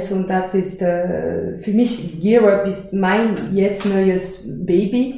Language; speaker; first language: German; non-native, fluent; French